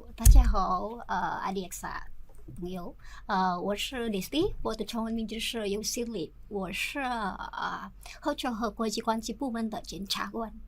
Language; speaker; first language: Chinese; non-native, learner; Indonesian